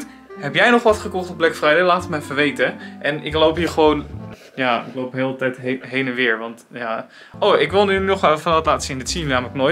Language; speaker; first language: Dutch; native; Dutch